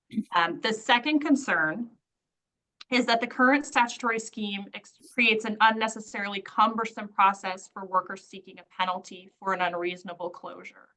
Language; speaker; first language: English; native; English